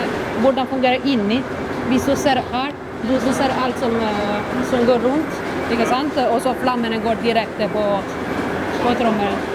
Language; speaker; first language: Norwegian; non-native, fluent; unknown